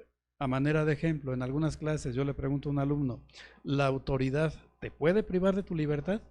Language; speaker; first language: Spanish; native; Spanish